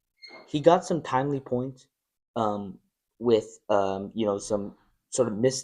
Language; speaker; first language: English; native; English